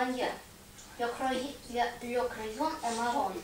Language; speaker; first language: French; non-native, learner; Russian